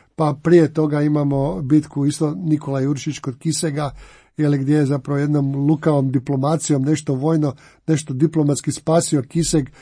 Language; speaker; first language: Croatian; native; Croatian